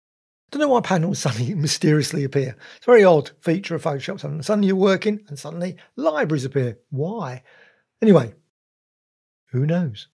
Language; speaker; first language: English; native; English